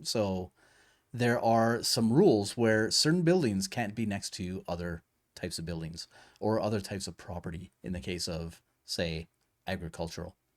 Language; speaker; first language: English; native; English